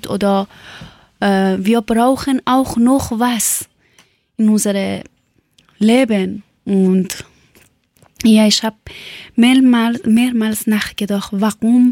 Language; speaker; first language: German; non-native, learner; Persian